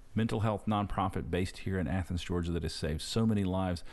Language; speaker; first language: English; native; English